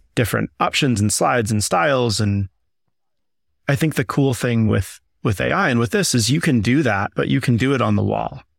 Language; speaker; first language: English; native; English